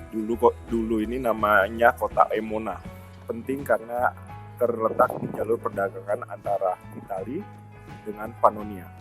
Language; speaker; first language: Indonesian; native; Indonesian